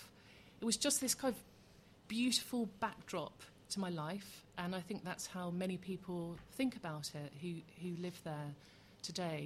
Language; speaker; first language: English; native; English